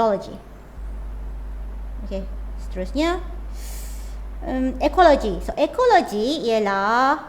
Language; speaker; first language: Malay; native; Malay